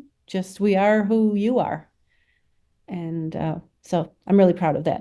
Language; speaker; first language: English; native; English